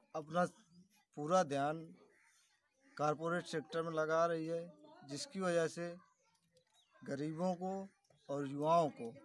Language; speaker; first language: Hindi; native; Hindi